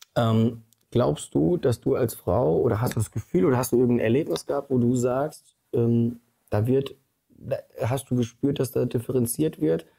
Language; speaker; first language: German; early bilingual, other home language; Polish